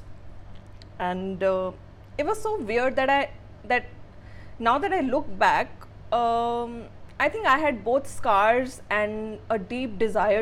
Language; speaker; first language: English; non-native, local second language; Hindi